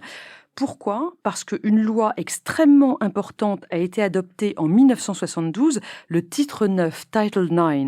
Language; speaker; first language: French; native; French